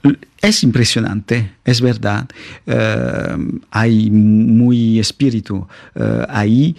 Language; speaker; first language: Spanish; non-native, fluent; French